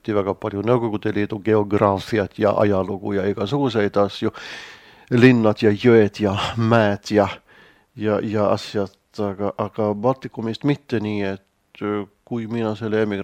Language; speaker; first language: Estonian; non-native, fluent; Swedish